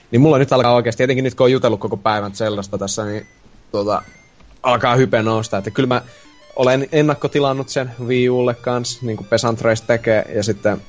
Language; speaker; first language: Finnish; native; Finnish